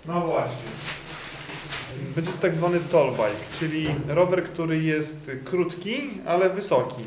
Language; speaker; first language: Polish; native; Polish